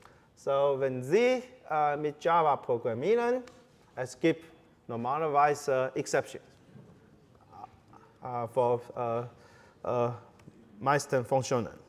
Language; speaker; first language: German; non-native, fluent; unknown